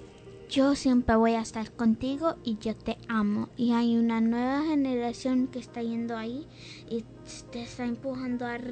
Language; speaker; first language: Spanish; early bilingual, heritage; English